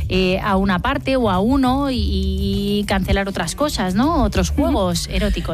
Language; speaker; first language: Spanish; native; Spanish